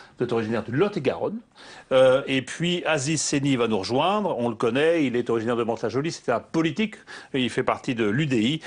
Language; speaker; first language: French; native; French